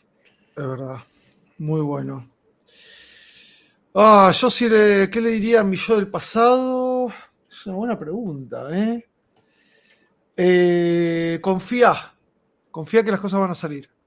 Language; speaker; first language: Spanish; native; Spanish